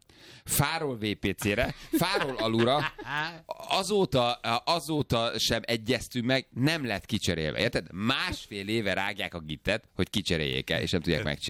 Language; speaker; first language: Hungarian; native; Hungarian